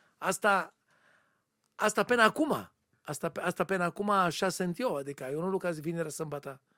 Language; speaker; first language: Romanian; non-native, learner; Hebrew